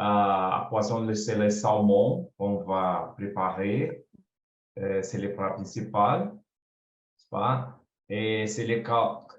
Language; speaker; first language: French; non-native, learner; Portuguese